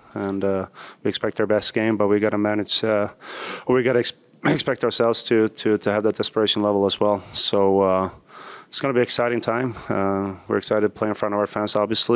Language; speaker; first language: English; non-native, fluent; Swedish